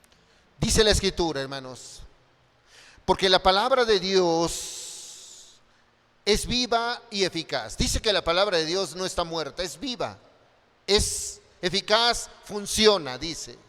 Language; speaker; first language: Spanish; native; Spanish